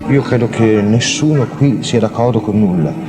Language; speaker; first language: Italian; native; Italian